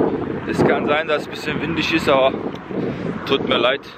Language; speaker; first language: German; early bilingual, other home language; Turkish